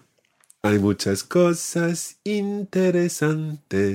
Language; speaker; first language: Spanish; non-native, fluent; English